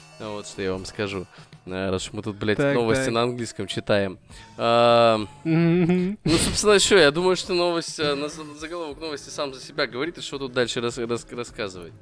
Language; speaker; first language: Russian; native; Russian